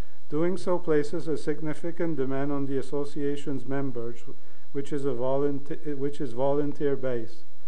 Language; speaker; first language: English; non-native, local second language; French